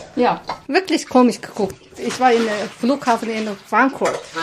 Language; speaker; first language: German; non-native, learner; Chinese